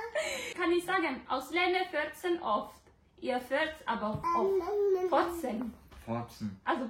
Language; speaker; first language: German; non-native, learner; Indonesian